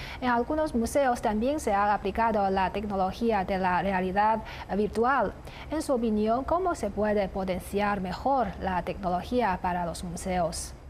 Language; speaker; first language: Spanish; non-native, fluent; Chinese